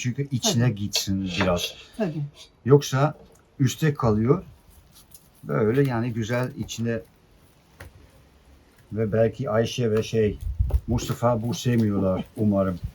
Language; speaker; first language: Turkish; non-native, fluent; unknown